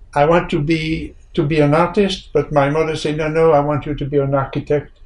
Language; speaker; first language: English; non-native, fluent; French